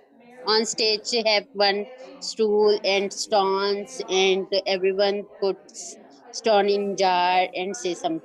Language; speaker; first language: English; non-native, learner; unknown